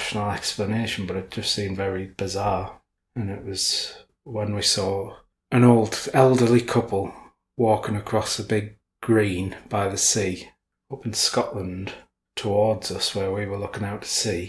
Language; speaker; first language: English; native; English